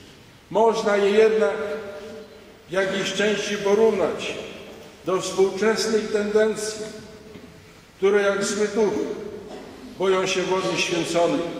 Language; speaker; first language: Polish; native; Polish